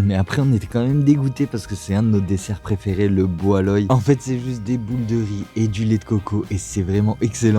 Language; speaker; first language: French; native; French